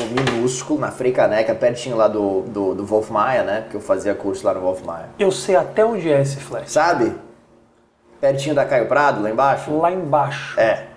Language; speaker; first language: Portuguese; non-native, fluent; English